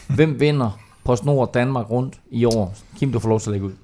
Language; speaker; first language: Danish; native; Danish